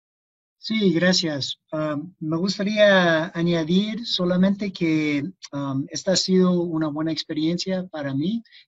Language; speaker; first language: Spanish; non-native, fluent; English